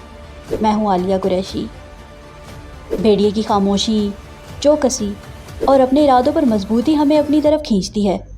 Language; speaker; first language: Urdu; native; Urdu